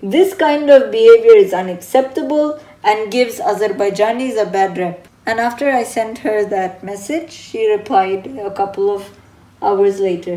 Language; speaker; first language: English; early bilingual, heritage; English